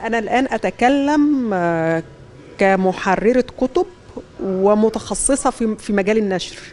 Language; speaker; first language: Arabic; native; Arabic